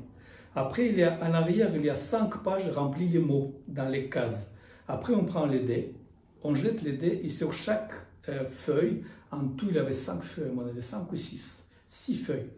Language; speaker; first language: French; non-native, fluent; Russian